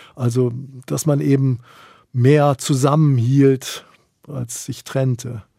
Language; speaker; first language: German; native; German